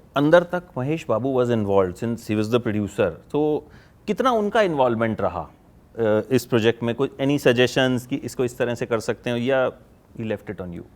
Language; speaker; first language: Hindi; native; Hindi